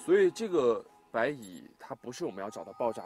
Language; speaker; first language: Chinese; native; Chinese